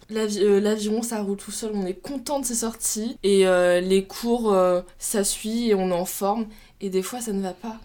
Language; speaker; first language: French; native; French